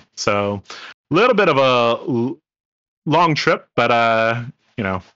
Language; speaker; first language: English; non-native, local second language; Cantonese